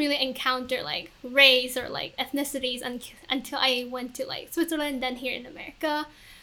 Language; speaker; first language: English; non-native, local second language; Cantonese